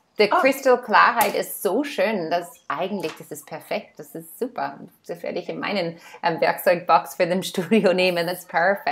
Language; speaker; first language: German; non-native, fluent; English